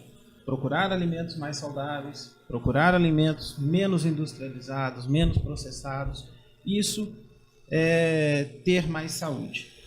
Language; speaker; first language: Portuguese; native; Portuguese